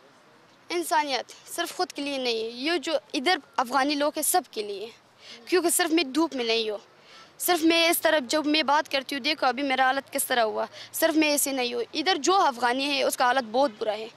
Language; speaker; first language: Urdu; non-native, learner; Persian